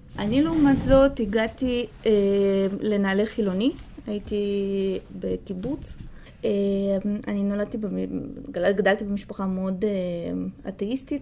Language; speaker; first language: Hebrew; non-native, fluent; Russian